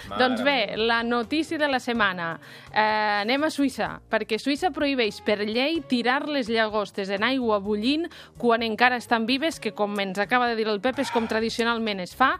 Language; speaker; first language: Catalan; native; Catalan